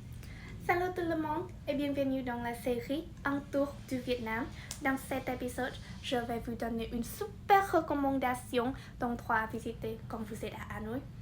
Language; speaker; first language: French; non-native, learner; Vietnamese